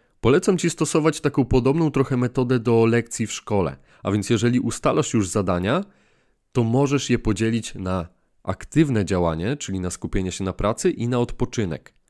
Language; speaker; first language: Polish; native; Polish